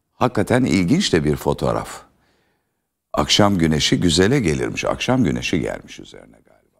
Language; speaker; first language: Turkish; native; Turkish